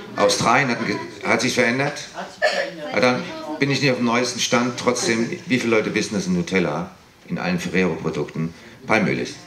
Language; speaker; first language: German; native; German